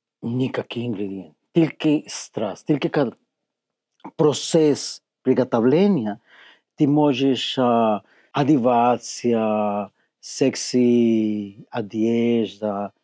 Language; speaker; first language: Russian; non-native, learner; Spanish